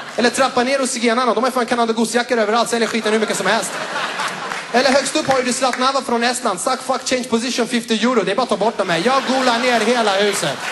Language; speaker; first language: Swedish; early bilingual, other home language; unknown